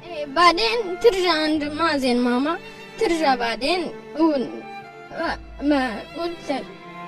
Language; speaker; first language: Arabic; non-native, learner; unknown